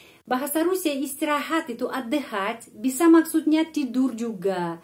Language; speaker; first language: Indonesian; non-native, fluent; Russian